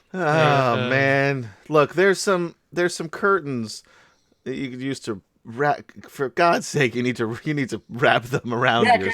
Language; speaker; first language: English; native; English